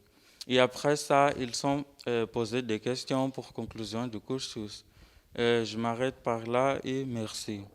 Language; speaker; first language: French; non-native, fluent; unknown